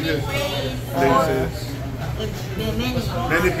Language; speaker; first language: English; non-native, learner; Japanese